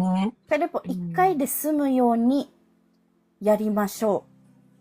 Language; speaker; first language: Japanese; non-native, fluent; Filipino